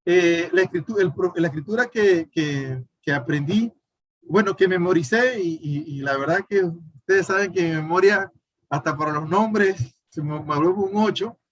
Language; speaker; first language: Spanish; native; Spanish